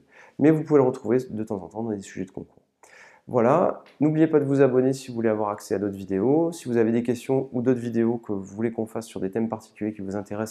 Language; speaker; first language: French; native; French